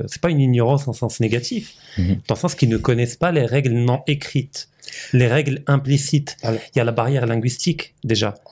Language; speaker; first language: French; non-native, local second language; Arabic